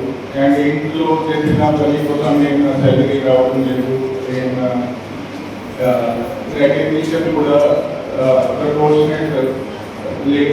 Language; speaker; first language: Telugu; non-native, fluent; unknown